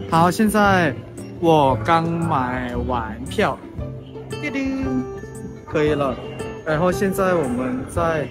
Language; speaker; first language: Chinese; non-native, fluent; Thai